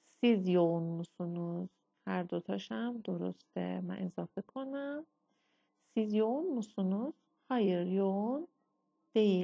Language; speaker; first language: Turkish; non-native, fluent; Persian